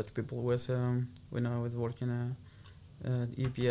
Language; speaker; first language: English; non-native, fluent; Portuguese